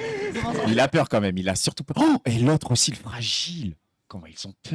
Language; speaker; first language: French; native; French